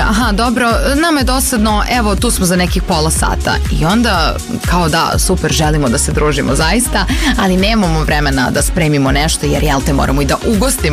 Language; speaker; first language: Serbian; native; Serbian